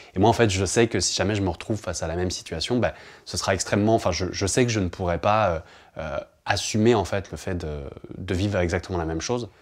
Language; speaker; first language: French; native; French